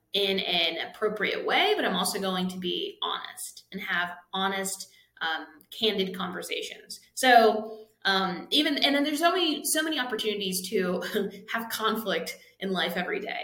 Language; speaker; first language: English; native; English